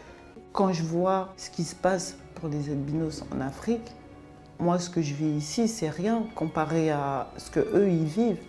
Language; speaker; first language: French; early bilingual, other home language; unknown